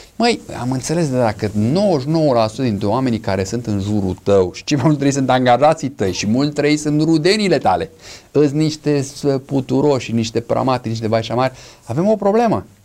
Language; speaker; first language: Romanian; non-native, fluent; English